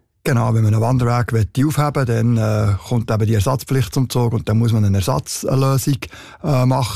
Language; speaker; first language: German; native; German